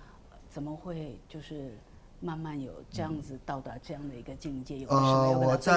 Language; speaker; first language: Chinese; native; Chinese